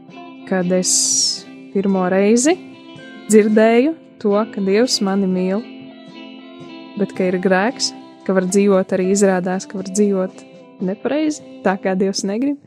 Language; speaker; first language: Latvian; native; Latvian